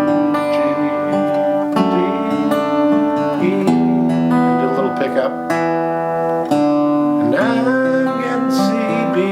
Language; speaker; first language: English; native; English